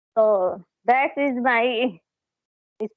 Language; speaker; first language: English; non-native, learner; Hindi